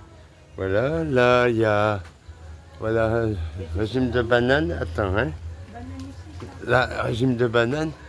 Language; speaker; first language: French; native; French